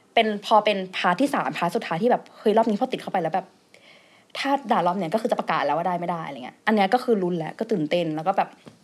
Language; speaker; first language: Thai; native; Thai